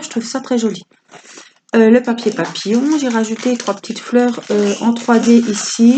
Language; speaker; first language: French; native; French